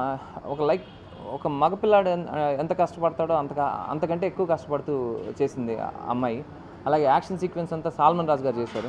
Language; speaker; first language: Telugu; native; Telugu